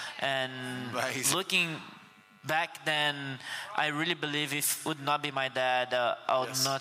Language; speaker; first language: English; non-native, fluent; Portuguese